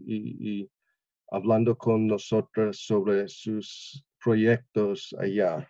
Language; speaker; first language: Spanish; non-native, learner; English